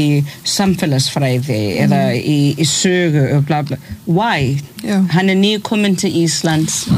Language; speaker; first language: Icelandic; non-native, fluent; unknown